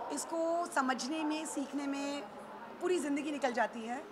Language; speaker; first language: Hindi; native; Hindi